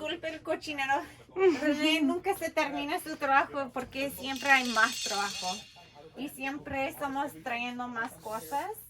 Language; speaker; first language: Spanish; early bilingual, heritage; Spanish